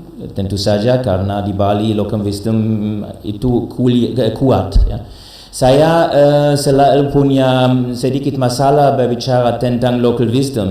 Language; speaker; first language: Indonesian; non-native, learner; German